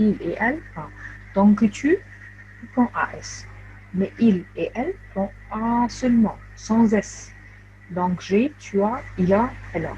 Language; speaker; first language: French; non-native, fluent; Arabic